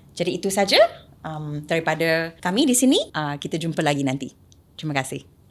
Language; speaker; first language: Malay; non-native, local second language; Chinese